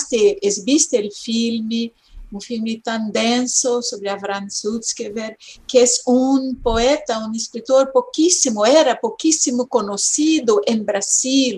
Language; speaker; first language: Spanish; non-native, fluent; Portuguese